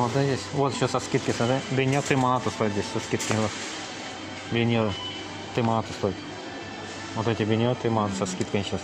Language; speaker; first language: Russian; non-native, learner; Azerbaijani